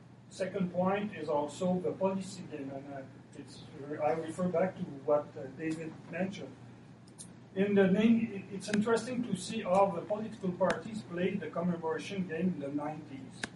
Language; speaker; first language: English; non-native, fluent; French